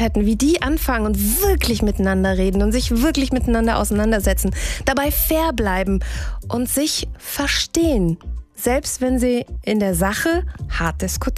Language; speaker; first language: German; native; German